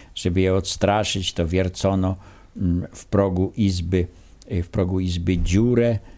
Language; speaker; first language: Polish; native; Polish